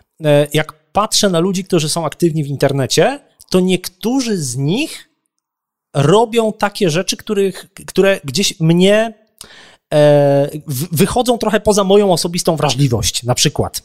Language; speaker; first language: Polish; native; Polish